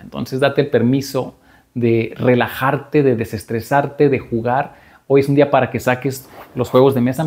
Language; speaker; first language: Spanish; native; Spanish